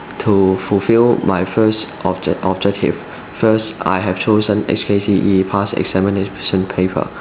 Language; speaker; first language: English; non-native, learner; Cantonese